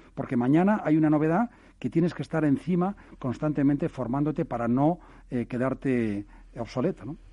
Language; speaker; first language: Spanish; native; Spanish